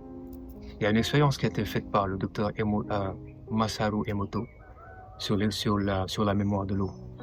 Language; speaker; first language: French; non-native, local second language; Wolof